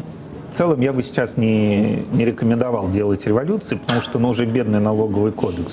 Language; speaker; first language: Russian; native; Russian